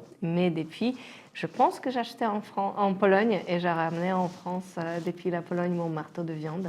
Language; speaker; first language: French; non-native, fluent; Polish